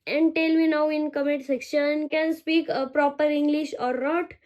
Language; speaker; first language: English; non-native, local second language; Marathi